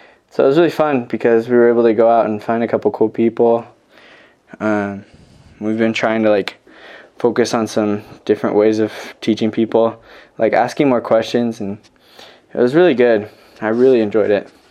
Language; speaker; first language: English; native; English